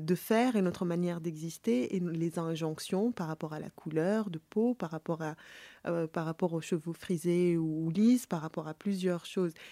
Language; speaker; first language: French; non-native, local second language; Arabic